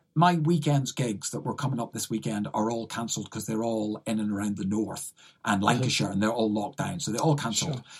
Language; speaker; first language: English; native; English